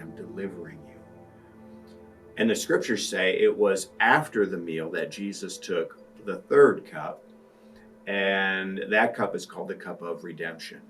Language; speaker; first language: English; native; English